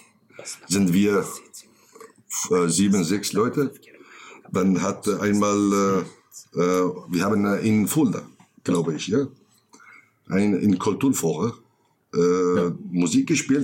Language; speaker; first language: German; non-native, learner; Kurdish